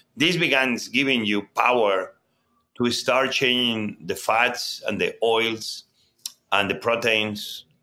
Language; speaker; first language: English; non-native, fluent; Spanish